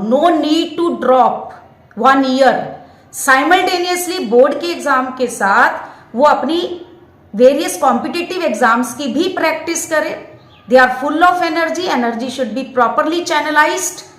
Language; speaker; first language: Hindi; native; Hindi